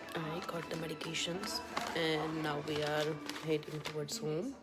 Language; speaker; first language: English; non-native, local second language; Gujarati